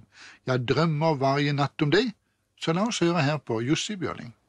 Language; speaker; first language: Norwegian; native; Norwegian